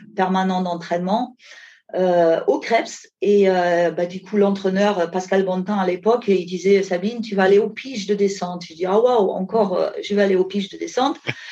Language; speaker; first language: French; non-native, fluent; German